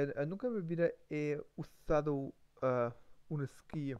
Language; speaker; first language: Spanish; non-native, learner; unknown